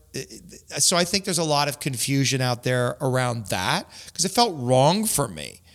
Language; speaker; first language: English; native; English